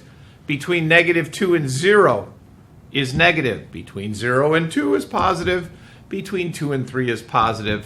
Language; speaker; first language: English; native; English